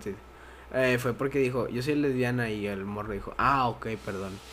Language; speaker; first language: Spanish; native; Spanish